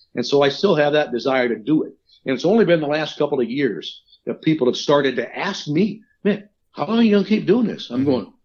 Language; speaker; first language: English; native; English